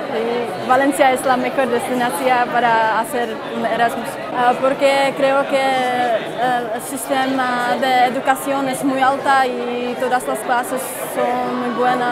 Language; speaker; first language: Spanish; non-native, learner; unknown